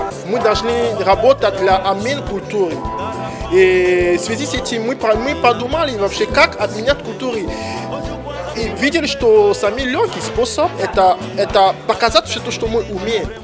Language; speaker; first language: Russian; non-native, fluent; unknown